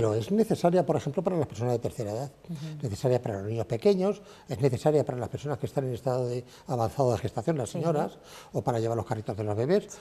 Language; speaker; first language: Spanish; native; Spanish